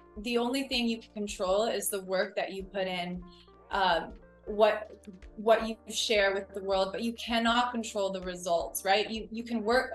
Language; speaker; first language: English; early bilingual, other home language; Spanish